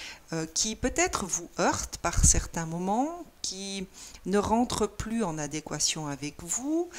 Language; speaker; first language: French; native; French